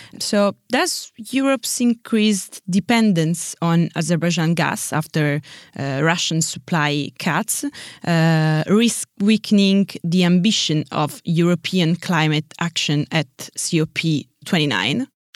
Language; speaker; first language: English; non-native, fluent; Italian